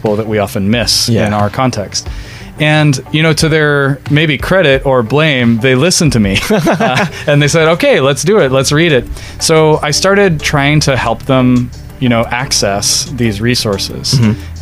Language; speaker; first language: English; native; English